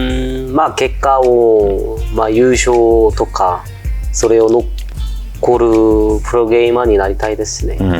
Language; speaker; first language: Japanese; non-native, fluent; Korean